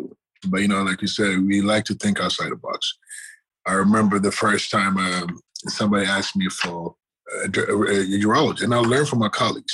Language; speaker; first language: English; non-native, local second language; Akan